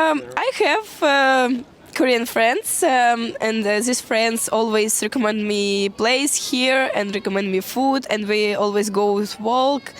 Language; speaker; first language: English; non-native, learner; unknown